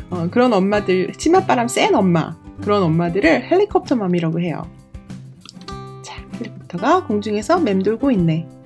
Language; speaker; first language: Korean; native; Korean